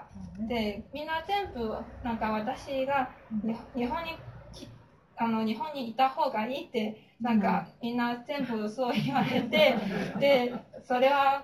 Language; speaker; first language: Japanese; non-native, fluent; Chinese